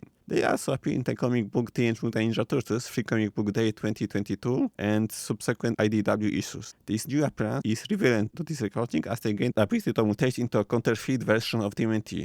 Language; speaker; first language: English; non-native, fluent; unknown